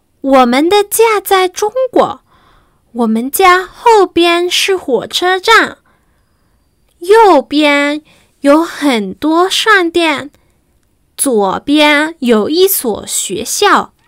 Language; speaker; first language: Chinese; non-native, fluent; Spanish